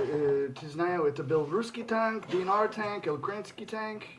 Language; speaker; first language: Russian; non-native, learner; English